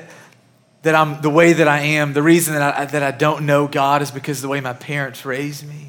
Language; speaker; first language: English; native; English